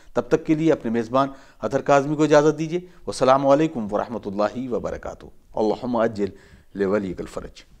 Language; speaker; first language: Urdu; native; Urdu